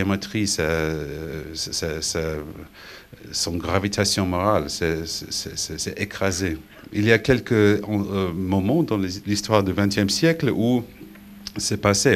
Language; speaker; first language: French; non-native, fluent; English